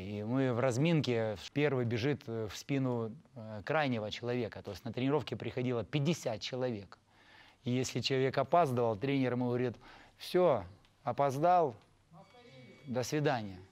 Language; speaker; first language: Russian; native; Russian